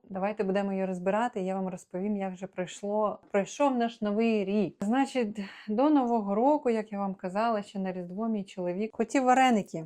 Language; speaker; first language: Ukrainian; non-native, local second language; Russian